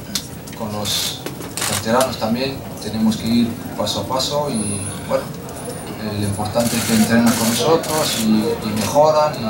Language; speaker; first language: Spanish; non-native, fluent; French